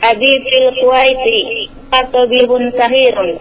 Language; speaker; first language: Arabic; non-native, learner; Indonesian